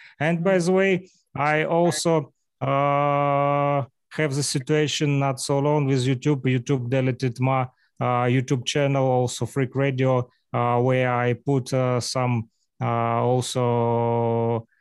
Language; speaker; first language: English; non-native, learner; Russian